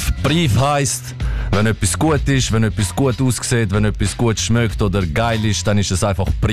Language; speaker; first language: German; native; German